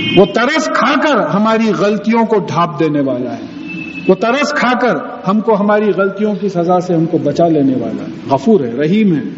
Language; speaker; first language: Urdu; native; Urdu